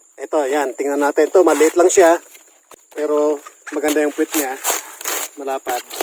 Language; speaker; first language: Filipino; native; Filipino